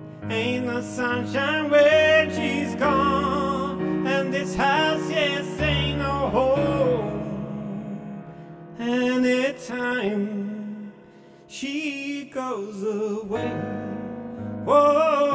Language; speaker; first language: English; non-native, fluent; Swedish